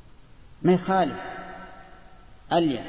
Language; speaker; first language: Arabic; native; Arabic